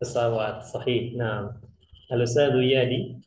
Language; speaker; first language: Arabic; non-native, fluent; Indonesian